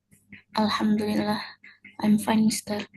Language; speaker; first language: English; non-native, learner; Indonesian